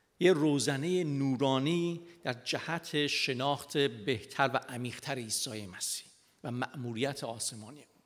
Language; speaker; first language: Persian; non-native, local second language; Armenian